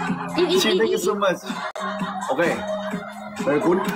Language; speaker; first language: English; non-native, learner; Vietnamese